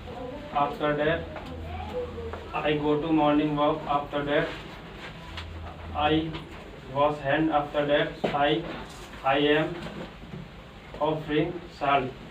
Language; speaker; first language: English; non-native, learner; Hindi